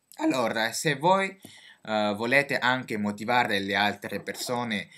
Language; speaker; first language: Italian; non-native, learner; French